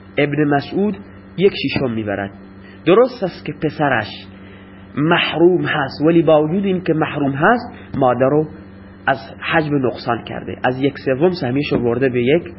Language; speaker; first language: Persian; non-native, local second language; Baluchi